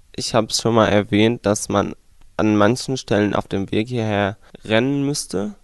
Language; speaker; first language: German; non-native, fluent; Arabic